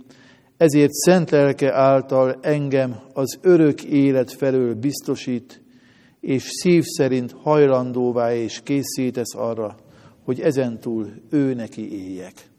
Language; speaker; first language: Hungarian; native; Hungarian